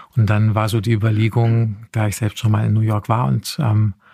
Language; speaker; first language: German; native; German